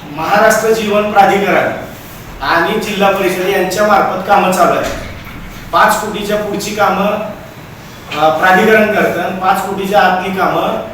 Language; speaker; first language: Marathi; native; Marathi